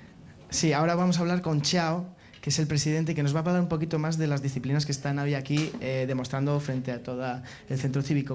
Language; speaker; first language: Spanish; native; Spanish